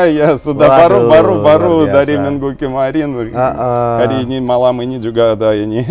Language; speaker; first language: Indonesian; non-native, learner; Russian